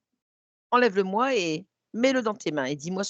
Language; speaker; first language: French; native; French